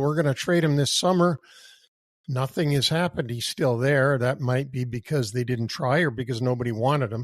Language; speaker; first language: English; native; English